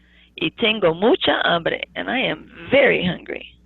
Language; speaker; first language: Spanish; non-native, fluent; English